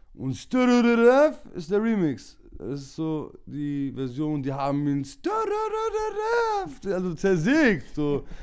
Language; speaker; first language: German; early bilingual, other home language; Turkish